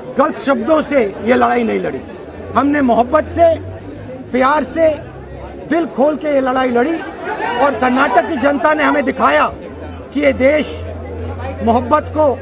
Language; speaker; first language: Hindi; native; Hindi